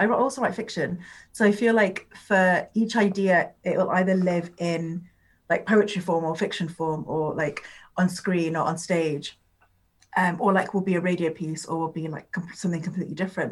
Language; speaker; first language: English; non-native, local second language; Urdu